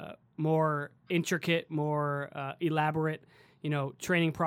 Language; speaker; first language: English; native; English